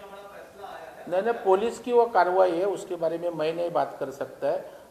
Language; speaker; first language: Hindi; non-native, local second language; Marathi